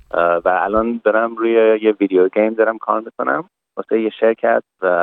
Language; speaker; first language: Persian; early bilingual, heritage; Persian